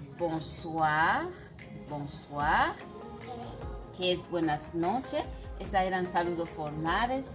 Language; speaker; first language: Spanish; non-native, fluent; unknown